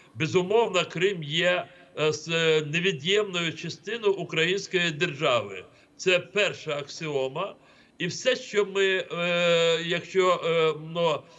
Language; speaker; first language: Ukrainian; non-native, local second language; Crimean Tatar